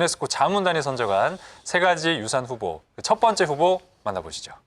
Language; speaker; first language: Korean; native; Korean